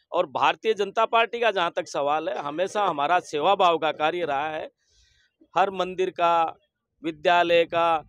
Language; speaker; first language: Hindi; native; Hindi